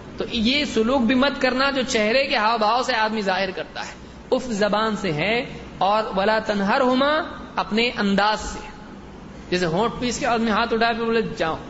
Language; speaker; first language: Urdu; native; Urdu